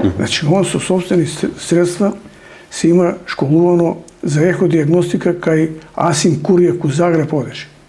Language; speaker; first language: Macedonian; non-native, local second language; Serbian